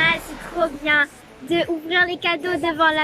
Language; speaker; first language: French; native; French